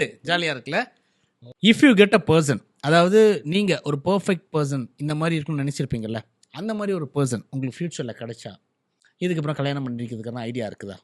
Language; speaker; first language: Tamil; native; Tamil